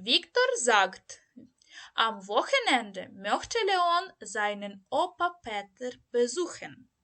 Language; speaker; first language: German; non-native, learner; Ukrainian